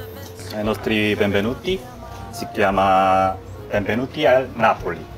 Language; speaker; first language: Italian; non-native, learner; Korean